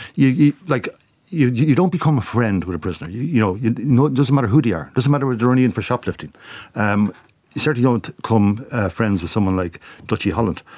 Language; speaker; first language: English; native; English